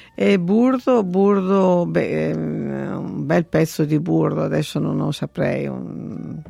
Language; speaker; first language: Italian; native; Italian